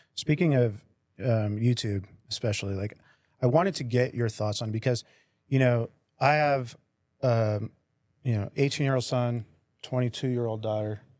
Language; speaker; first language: English; native; English